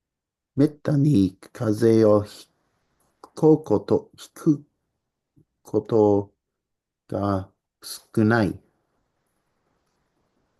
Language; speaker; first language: Japanese; non-native, learner; English